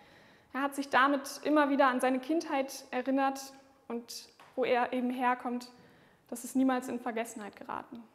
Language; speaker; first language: German; native; German